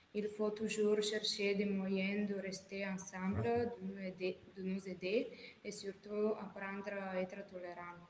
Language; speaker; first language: French; non-native, learner; Bulgarian